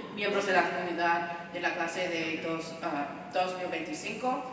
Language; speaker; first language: Spanish; non-native, fluent; English